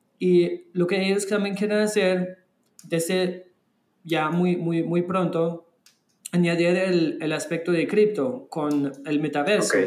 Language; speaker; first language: Spanish; non-native, fluent; German